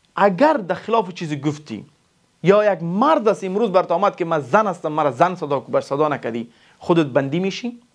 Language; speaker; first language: Persian; non-native, local second language; Pashto